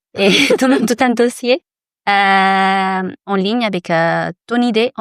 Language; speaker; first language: French; non-native, fluent; Spanish